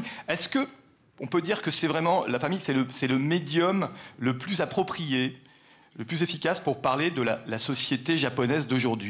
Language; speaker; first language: French; native; French